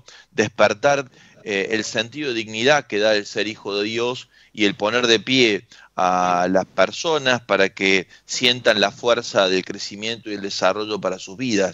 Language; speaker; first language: Spanish; native; Spanish